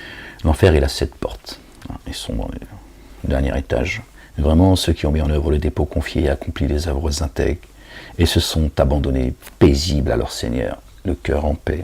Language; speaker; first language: French; native; French